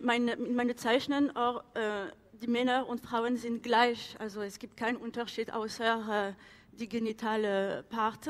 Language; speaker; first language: German; non-native, learner; French